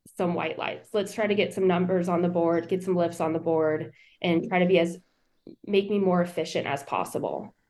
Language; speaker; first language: English; native; English